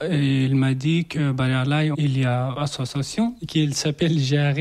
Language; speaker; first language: French; non-native, learner; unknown